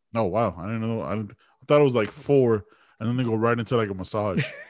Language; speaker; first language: English; early bilingual, other home language; Spanish